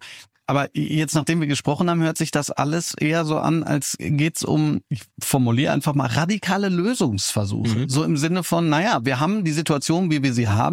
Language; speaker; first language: German; native; German